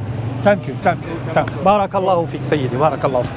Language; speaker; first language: English; non-native, learner; Arabic